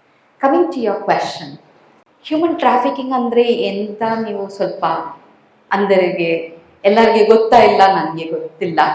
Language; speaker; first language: Kannada; non-native, local second language; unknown